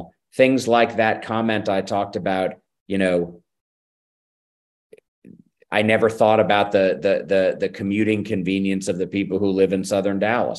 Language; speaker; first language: English; native; English